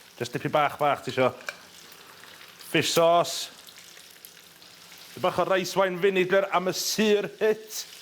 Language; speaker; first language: Welsh; native; Welsh